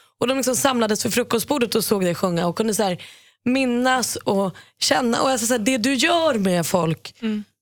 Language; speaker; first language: Swedish; native; Swedish